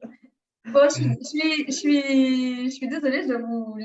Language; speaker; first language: French; native; French